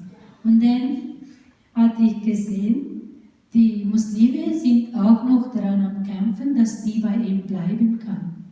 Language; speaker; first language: German; non-native, fluent; Urdu